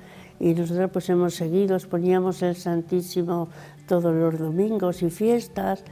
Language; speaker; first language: Spanish; native; Spanish